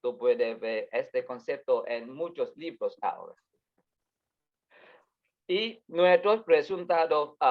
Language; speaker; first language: Spanish; non-native, learner; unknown